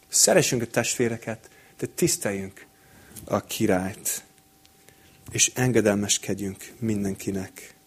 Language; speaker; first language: Hungarian; non-native, fluent; English